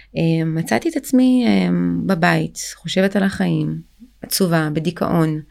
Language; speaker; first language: Hebrew; early bilingual, other home language; Russian